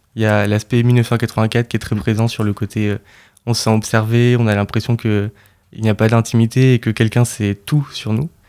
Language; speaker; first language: French; native; French